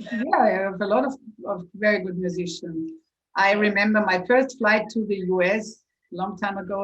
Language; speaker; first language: English; non-native, fluent; German